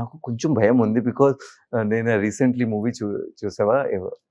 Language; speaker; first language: Telugu; non-native, learner; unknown